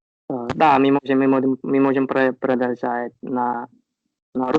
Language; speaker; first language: Russian; non-native, learner; Turkish